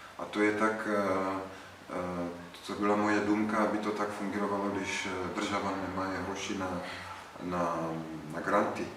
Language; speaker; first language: Czech; non-native, learner; Ukrainian